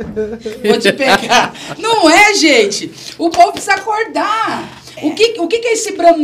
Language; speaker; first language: Portuguese; native; Portuguese